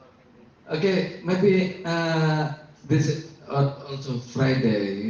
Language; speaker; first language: English; non-native, learner; Indonesian